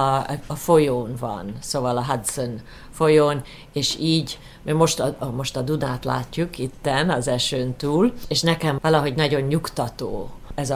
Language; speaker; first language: Hungarian; early bilingual, heritage; Hungarian